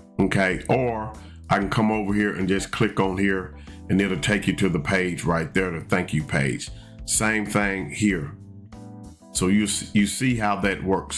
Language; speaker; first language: English; native; English